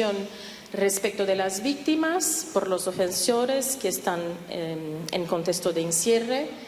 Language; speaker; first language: Spanish; non-native, fluent; Portuguese